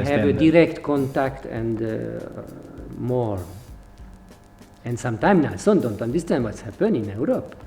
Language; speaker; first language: English; non-native, learner; Hungarian